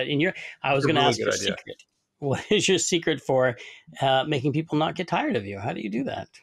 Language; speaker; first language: English; native; English